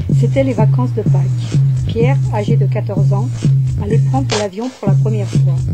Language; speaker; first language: French; non-native, fluent; Portuguese